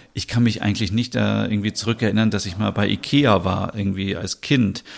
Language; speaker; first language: German; native; German